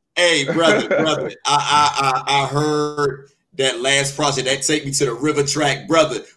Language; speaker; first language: English; native; English